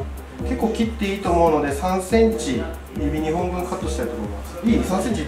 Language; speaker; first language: Japanese; native; Japanese